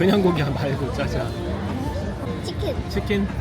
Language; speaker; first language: Korean; native; Korean